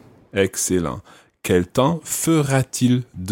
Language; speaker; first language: French; non-native, fluent; English